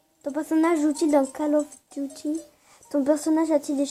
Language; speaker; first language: French; native; French